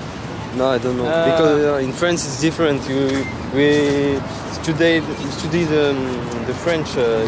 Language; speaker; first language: English; non-native, learner; French